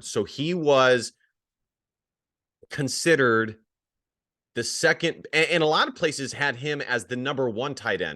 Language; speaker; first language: English; native; English